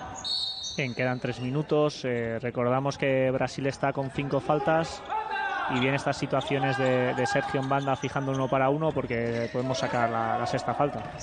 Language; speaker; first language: Spanish; native; Spanish